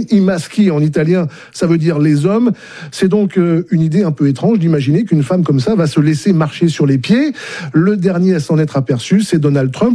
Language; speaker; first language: French; native; French